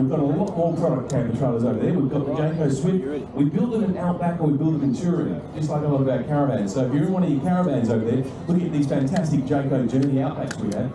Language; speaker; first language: English; native; English